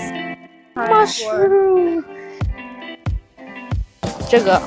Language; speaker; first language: Chinese; non-native, learner; English